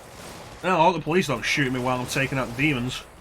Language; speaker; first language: English; native; English